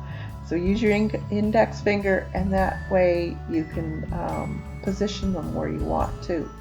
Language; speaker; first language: English; native; English